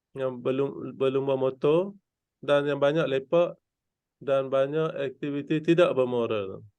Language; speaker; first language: Malay; native; Malay